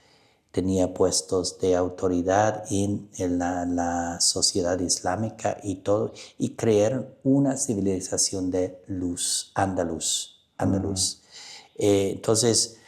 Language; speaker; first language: Spanish; non-native, fluent; English